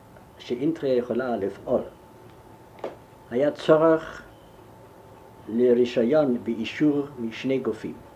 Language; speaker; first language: Hebrew; non-native, fluent; German